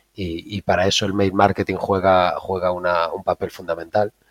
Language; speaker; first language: Spanish; native; Spanish